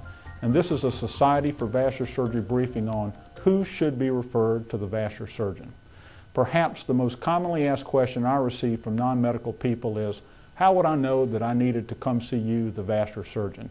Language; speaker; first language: English; native; English